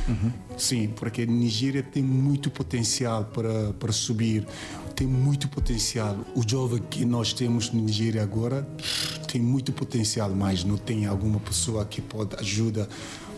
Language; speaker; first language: Portuguese; non-native, learner; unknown